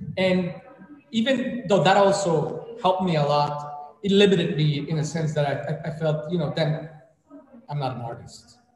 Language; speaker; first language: English; non-native, fluent; Spanish